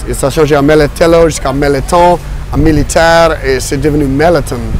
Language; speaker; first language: English; native; English